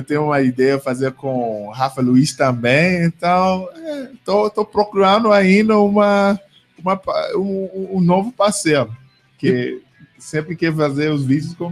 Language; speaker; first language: Portuguese; non-native, fluent; English